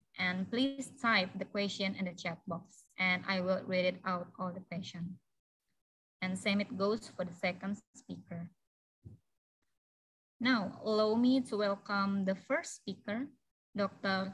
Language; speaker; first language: English; non-native, fluent; Indonesian